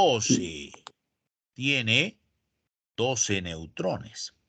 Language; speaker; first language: Spanish; native; Spanish